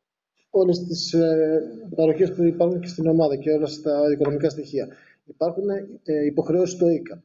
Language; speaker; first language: Greek; native; Greek